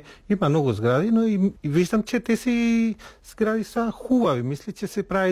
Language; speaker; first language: Bulgarian; non-native, fluent; Spanish